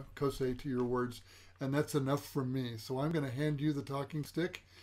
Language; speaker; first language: English; native; English